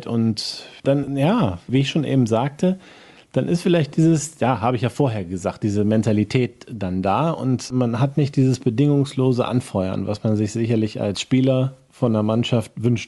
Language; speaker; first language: German; native; German